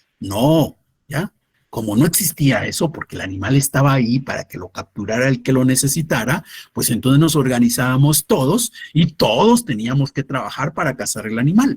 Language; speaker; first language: Spanish; native; Spanish